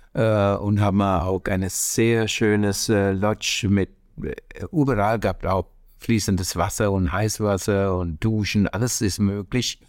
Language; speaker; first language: German; non-native, fluent; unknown